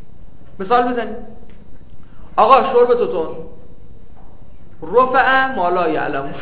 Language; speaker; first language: Persian; native; Persian